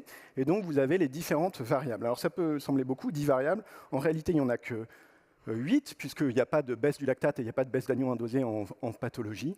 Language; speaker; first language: French; native; French